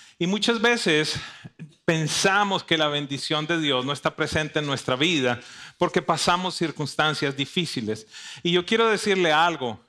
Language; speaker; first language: Spanish; native; Spanish